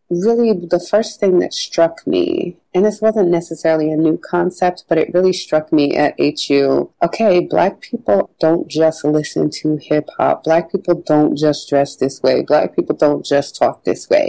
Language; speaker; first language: English; native; English